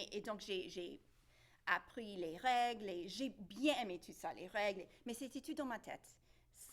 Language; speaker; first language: French; non-native, local second language; English